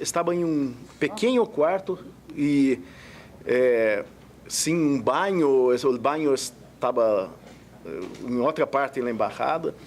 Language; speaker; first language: Spanish; non-native, fluent; Portuguese